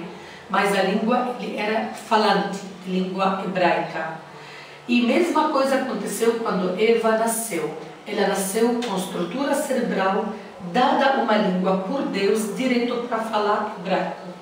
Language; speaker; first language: Portuguese; non-native, learner; Arabic